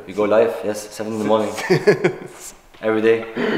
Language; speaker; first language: English; non-native, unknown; German